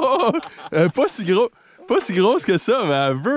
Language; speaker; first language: French; native; French